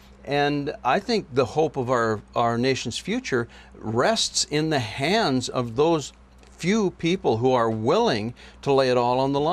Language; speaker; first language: English; native; English